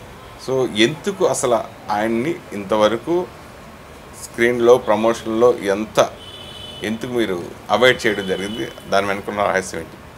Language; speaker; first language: Telugu; native; Telugu